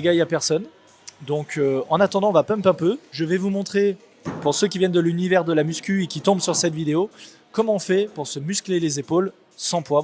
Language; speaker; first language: French; native; French